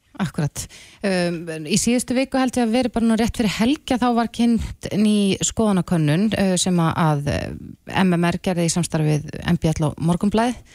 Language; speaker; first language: Icelandic; native; Icelandic